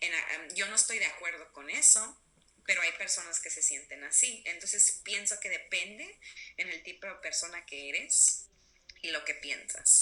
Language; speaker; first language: Spanish; early bilingual, other home language; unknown